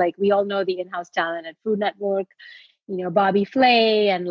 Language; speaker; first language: English; non-native, local second language; Hindi